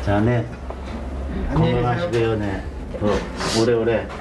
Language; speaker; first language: Korean; native; Korean